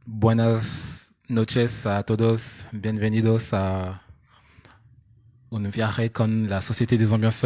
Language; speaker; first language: Spanish; non-native, fluent; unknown